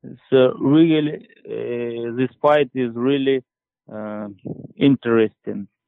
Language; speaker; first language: English; non-native, learner; Ukrainian